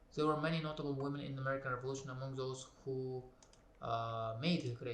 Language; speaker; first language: English; non-native, learner; Uzbek